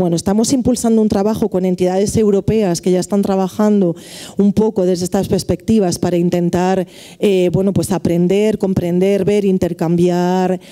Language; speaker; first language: Spanish; native; Spanish